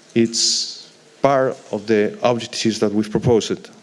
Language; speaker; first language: English; non-native, fluent; Galician